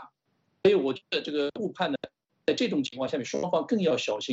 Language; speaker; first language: Chinese; native; Chinese